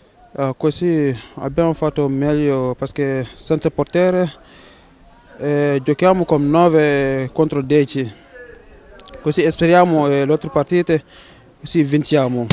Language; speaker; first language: Italian; non-native, learner; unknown